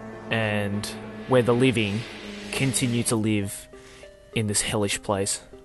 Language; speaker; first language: English; early bilingual, other home language; Japanese